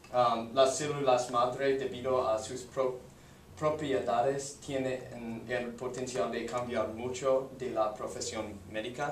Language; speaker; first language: Spanish; non-native, learner; English